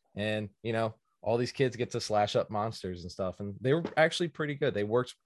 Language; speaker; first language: English; native; English